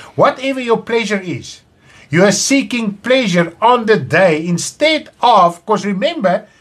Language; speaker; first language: English; non-native, local second language; Afrikaans